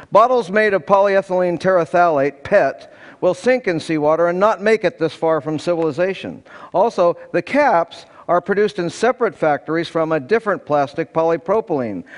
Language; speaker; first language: English; native; English